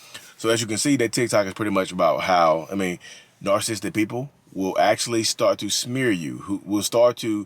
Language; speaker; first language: English; native; English